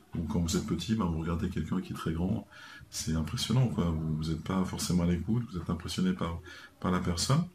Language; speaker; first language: French; native; French